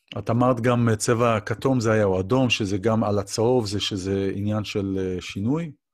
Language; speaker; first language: Hebrew; native; Hebrew